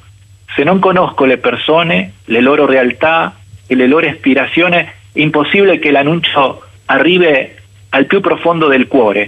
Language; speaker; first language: Italian; non-native, fluent; Spanish